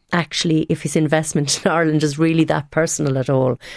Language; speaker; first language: English; native; English